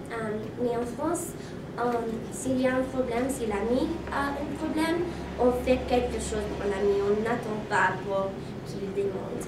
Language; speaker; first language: French; non-native, learner; English